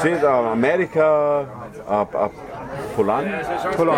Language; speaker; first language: Italian; non-native, learner; German